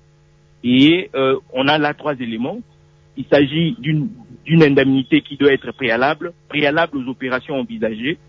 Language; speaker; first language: French; non-native, local second language; Lingala